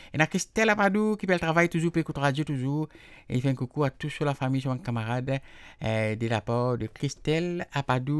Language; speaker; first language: French; non-native, local second language; Morisyen